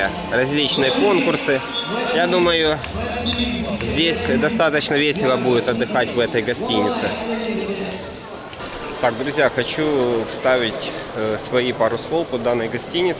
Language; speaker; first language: Russian; native; Russian